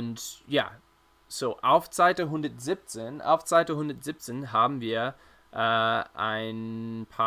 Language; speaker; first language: German; non-native, fluent; English